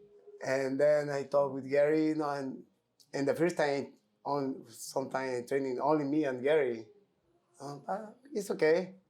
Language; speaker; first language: English; non-native, learner; Spanish